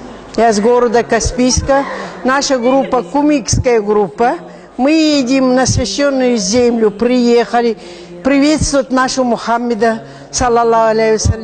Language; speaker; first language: Russian; non-native, local second language; Kumyk